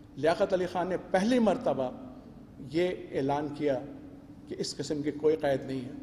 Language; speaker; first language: Urdu; native; Urdu